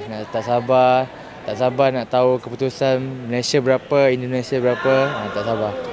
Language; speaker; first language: Malay; native; Malay